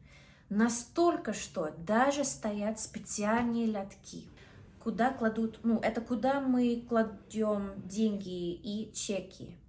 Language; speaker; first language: Russian; non-native, fluent; English